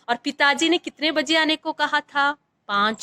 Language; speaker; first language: Hindi; non-native, fluent; Malayalam